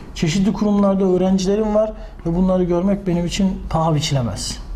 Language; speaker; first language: Turkish; native; Turkish